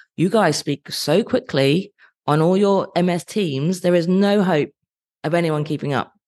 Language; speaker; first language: English; native; English